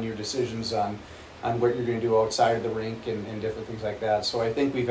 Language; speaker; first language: English; native; English